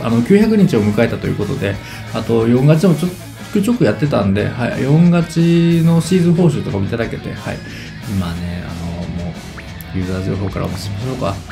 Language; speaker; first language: Japanese; native; Japanese